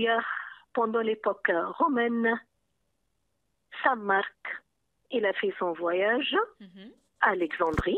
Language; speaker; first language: French; non-native, fluent; Arabic